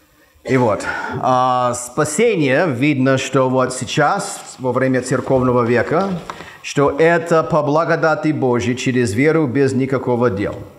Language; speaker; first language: Russian; non-native, fluent; English